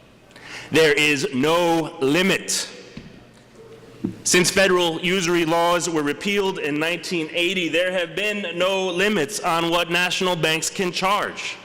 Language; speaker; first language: English; native; English